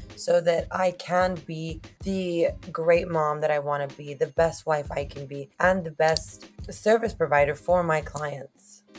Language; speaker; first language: English; early bilingual, other home language; Spanish